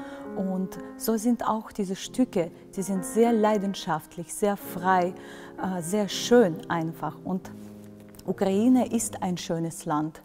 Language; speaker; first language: German; non-native, fluent; Ukrainian